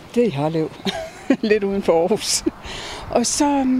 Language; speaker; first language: Danish; native; Danish